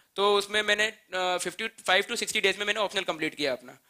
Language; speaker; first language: Hindi; native; Hindi